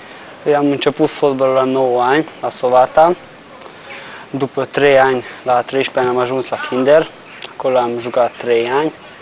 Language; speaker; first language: Romanian; non-native, local second language; Hungarian